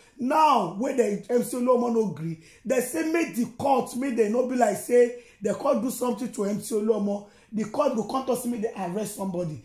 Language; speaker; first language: Nigerian Pidgin; non-native, local second language; Yoruba